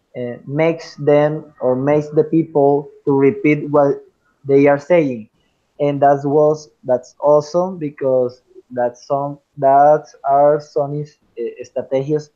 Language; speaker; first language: English; non-native, fluent; Spanish